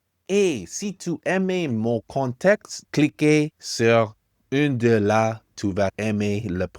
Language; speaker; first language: French; non-native, fluent; English